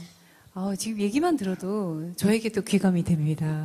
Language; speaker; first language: Korean; native; Korean